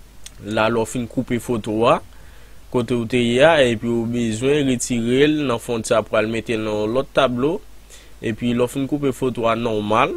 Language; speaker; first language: French; non-native, learner; Haitian Creole